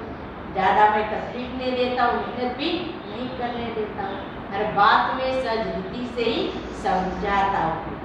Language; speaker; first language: Hindi; non-native, local second language; Marathi